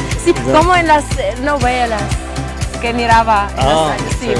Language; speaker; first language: Spanish; non-native, fluent; Russian